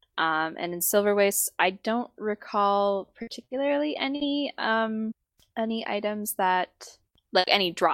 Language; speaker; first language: English; native; English